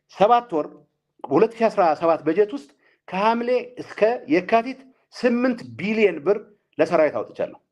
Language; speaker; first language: Amharic; non-native, local second language; Tigrinya